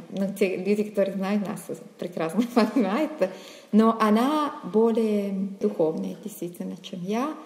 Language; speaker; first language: Russian; non-native, fluent; Italian